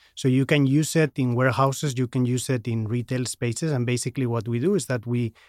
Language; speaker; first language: English; non-native, fluent; Spanish